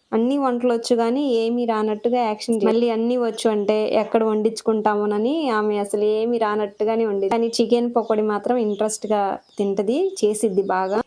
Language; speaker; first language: Telugu; non-native, local second language; Lambadi